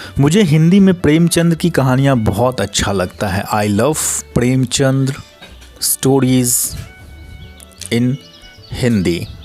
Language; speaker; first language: Hindi; native; Hindi